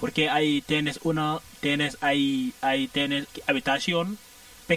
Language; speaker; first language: Spanish; non-native, learner; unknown